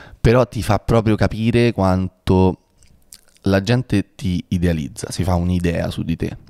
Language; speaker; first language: Italian; native; Italian